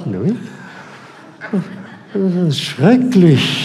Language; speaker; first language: German; non-native, fluent; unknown